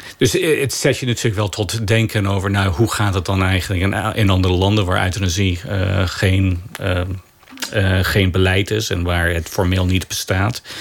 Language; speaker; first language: Dutch; non-native, fluent; English